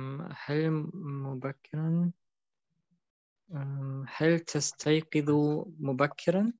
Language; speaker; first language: Arabic; non-native, learner; German